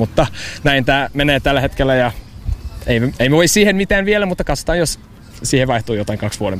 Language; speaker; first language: Finnish; non-native, fluent; English